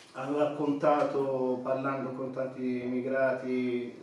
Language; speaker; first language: Italian; non-native, fluent; Tigrinya